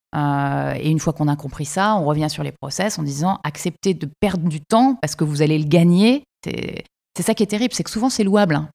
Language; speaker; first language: French; native; French